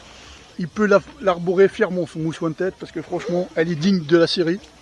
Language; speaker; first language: French; native; French